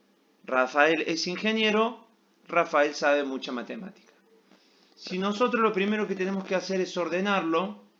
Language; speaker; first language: Spanish; native; Spanish